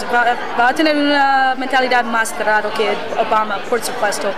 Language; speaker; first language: Spanish; non-native, learner; English